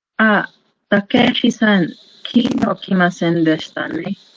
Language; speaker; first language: Japanese; non-native, learner; Filipino